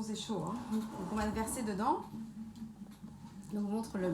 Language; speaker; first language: French; native; French